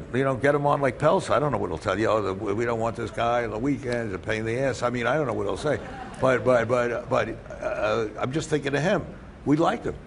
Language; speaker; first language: English; native; English